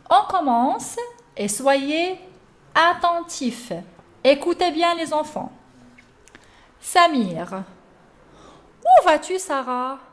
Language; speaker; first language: French; non-native, local second language; Arabic